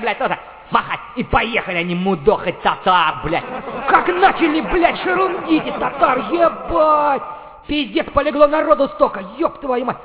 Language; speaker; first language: Russian; native; Russian